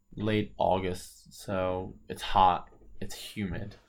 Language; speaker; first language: English; early bilingual, other home language; French